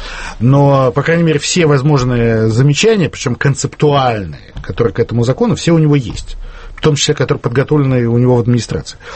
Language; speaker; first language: Russian; native; Russian